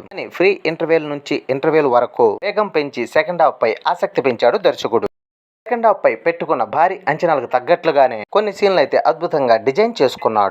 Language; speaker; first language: Telugu; native; Telugu